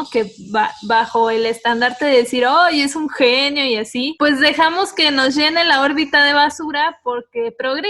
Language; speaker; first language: Spanish; native; Spanish